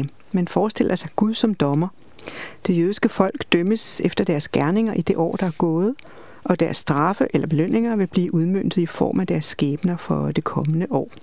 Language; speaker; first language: Danish; native; Danish